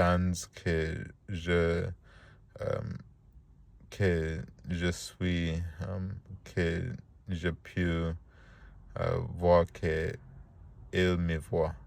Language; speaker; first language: French; non-native, learner; Spanish